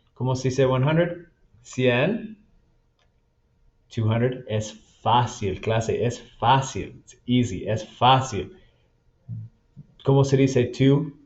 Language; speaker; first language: Spanish; non-native, fluent; English